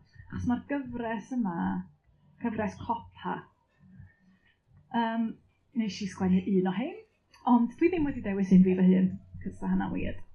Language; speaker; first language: Welsh; native; Welsh